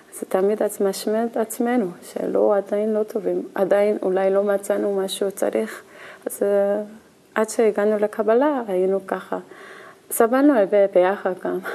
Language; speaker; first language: Hebrew; non-native, learner; Korean